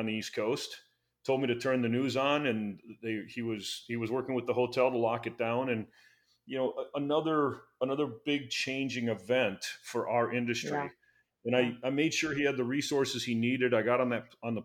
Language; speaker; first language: English; native; English